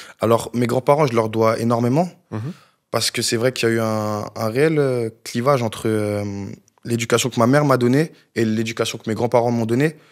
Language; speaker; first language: French; native; French